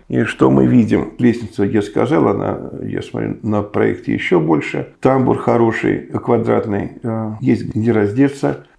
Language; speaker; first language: Russian; native; Russian